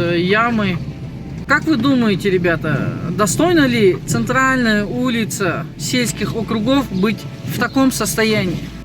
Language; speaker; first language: Russian; non-native, local second language; Kazakh